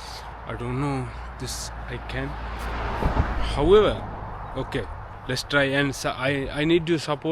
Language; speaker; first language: English; non-native, learner; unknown